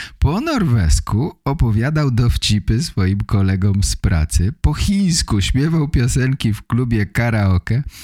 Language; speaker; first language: Polish; native; Polish